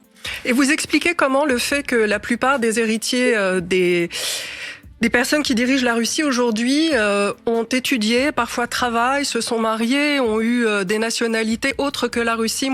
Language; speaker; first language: French; native; French